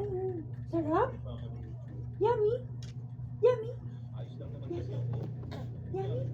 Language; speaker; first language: Filipino; native; Filipino